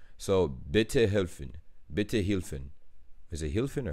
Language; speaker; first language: German; non-native, learner; English